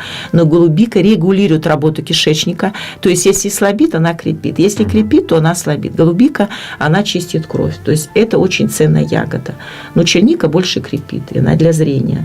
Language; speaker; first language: Russian; native; Russian